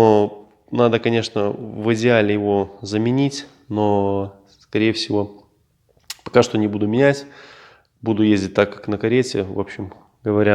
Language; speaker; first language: Russian; native; Russian